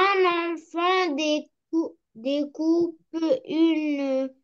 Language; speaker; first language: French; non-native, learner; Arabic